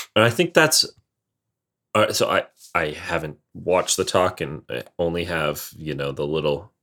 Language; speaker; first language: English; native; English